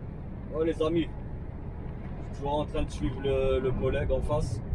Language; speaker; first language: French; native; French